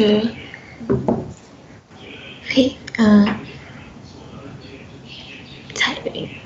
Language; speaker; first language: English; non-native, learner; Chinese